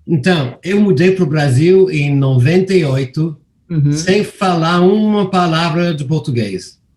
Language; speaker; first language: Portuguese; non-native, fluent; English